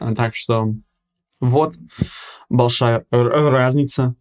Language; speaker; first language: Russian; non-native, fluent; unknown